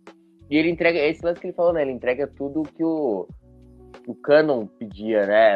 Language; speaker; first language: Portuguese; native; Portuguese